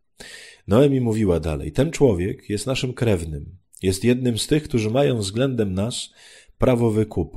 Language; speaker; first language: Polish; native; Polish